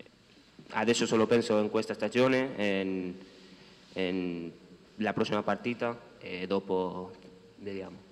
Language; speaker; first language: Italian; non-native, fluent; Spanish